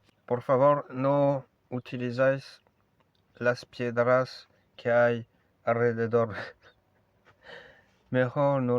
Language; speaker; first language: Spanish; non-native, learner; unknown